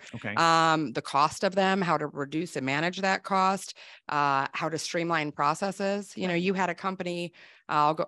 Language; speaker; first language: English; native; English